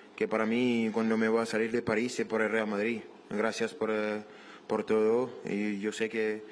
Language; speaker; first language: Spanish; non-native, learner; French